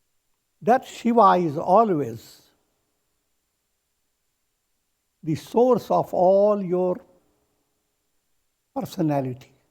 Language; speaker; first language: English; non-native, local second language; Hindi